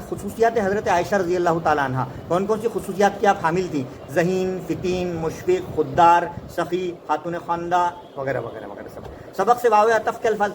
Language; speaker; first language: Urdu; native; Urdu